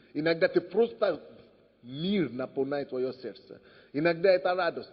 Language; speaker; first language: Russian; non-native, fluent; Yoruba